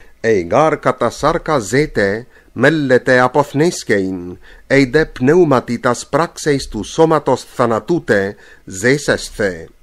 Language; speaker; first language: Greek; non-native, fluent; English